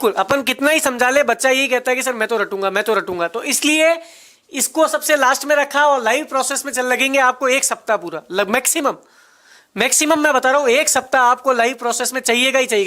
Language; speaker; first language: Hindi; native; Hindi